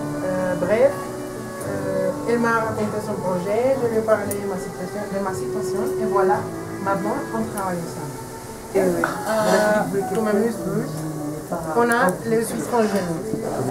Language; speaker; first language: French; non-native, fluent; Spanish